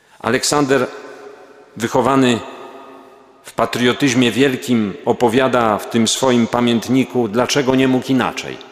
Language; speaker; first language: Polish; native; Polish